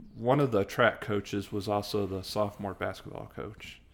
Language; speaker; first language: English; native; English